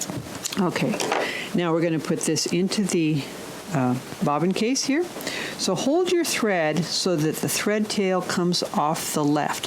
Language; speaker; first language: English; native; English